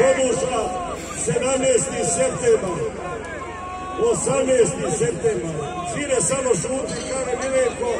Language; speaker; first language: Bosnian; native; Bosnian